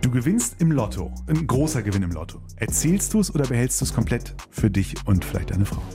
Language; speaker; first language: German; native; German